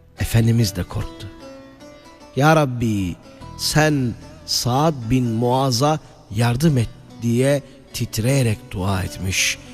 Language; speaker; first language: Turkish; native; Turkish